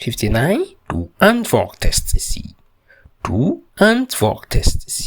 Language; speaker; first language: German; non-native, fluent; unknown